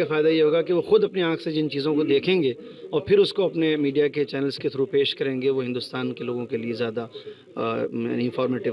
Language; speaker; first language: Urdu; native; Urdu